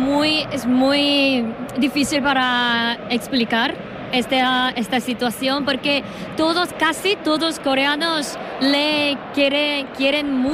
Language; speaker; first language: Spanish; non-native, learner; Korean